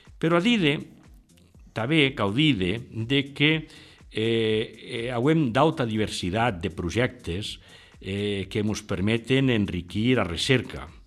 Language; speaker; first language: Catalan; non-native, local second language; Occitan